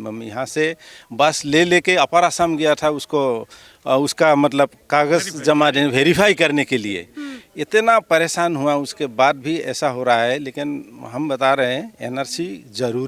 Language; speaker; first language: Hindi; non-native, local second language; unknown